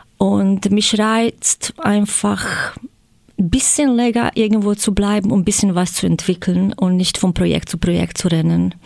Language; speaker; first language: German; non-native, fluent; Croatian